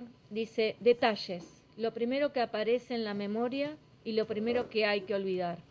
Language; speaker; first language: Spanish; native; Spanish